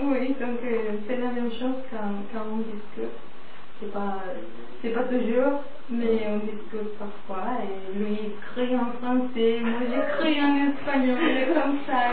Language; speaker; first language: French; non-native, fluent; Spanish